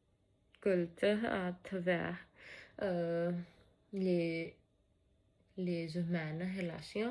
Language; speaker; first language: French; non-native, learner; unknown